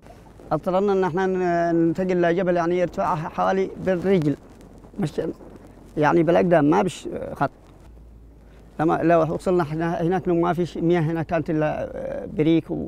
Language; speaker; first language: Arabic; native; Arabic